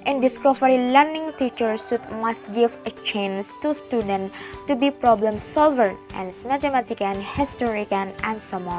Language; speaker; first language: English; non-native, learner; Indonesian